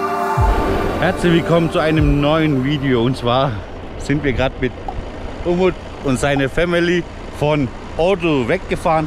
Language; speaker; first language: German; native; German